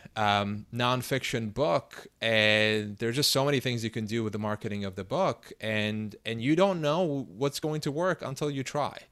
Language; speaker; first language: English; non-native, fluent; Turkish